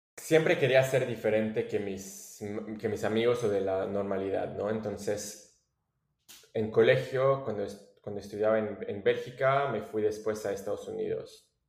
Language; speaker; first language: Spanish; non-native, fluent; French